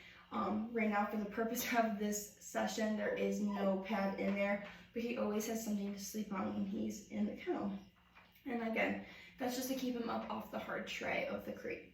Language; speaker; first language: English; native; English